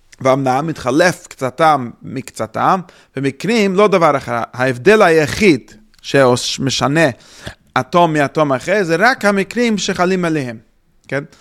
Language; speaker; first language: Hebrew; non-native, fluent; English